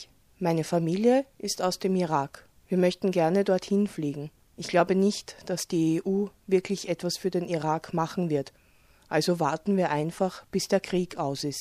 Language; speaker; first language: German; early bilingual, other home language; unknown